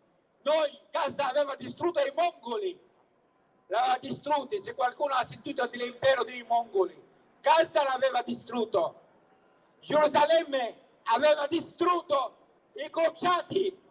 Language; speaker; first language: Italian; non-native, fluent; Arabic